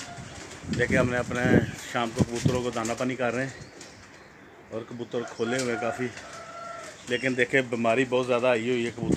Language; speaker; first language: Hindi; non-native, local second language; Punjabi